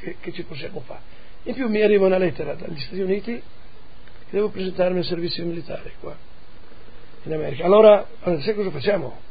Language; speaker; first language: Italian; non-native, local second language; Friulian